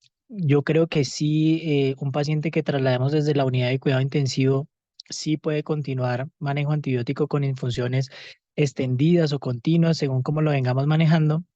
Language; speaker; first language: Spanish; native; Spanish